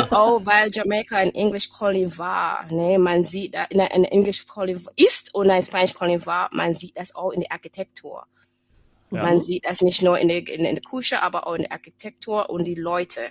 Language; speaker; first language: German; non-native, learner; English